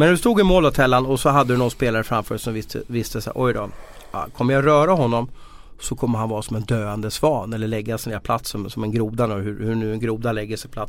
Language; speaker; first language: Swedish; native; Swedish